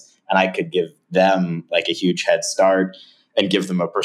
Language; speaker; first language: English; native; English